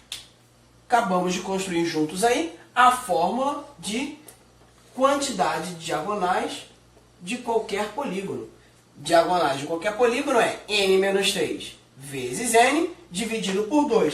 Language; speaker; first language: Portuguese; native; Portuguese